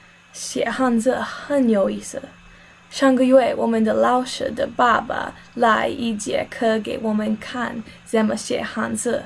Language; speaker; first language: Chinese; non-native, learner; English